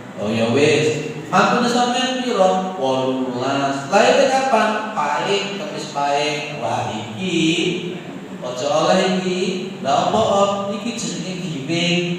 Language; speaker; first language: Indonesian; non-native, local second language; Javanese